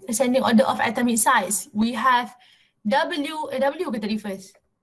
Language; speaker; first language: English; non-native, local second language; Malay